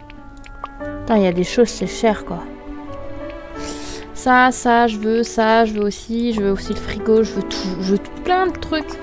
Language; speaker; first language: French; native; French